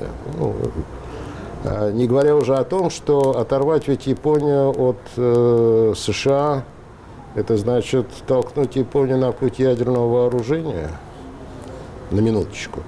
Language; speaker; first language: Russian; native; Russian